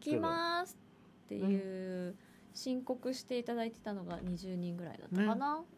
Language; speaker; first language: Japanese; native; Japanese